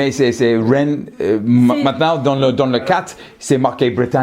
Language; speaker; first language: French; non-native, learner; English